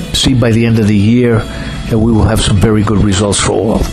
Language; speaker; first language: English; early bilingual, other home language; Greek